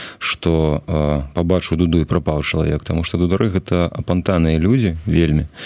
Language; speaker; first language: Belarusian; non-native, local second language; Russian